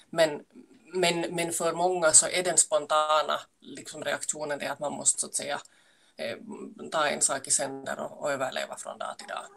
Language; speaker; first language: Swedish; native; Swedish